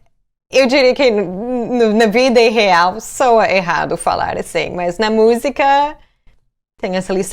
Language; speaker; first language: Portuguese; non-native, fluent; English